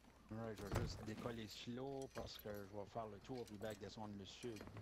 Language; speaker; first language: French; native; French